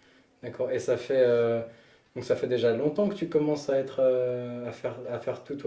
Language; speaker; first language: French; native; French